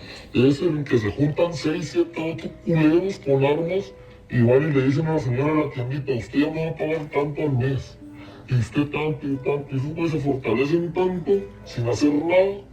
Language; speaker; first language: Spanish; native; Spanish